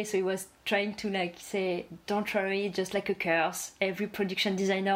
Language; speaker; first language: English; non-native, fluent; French